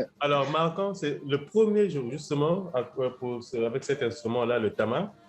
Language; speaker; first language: French; non-native, local second language; Lingala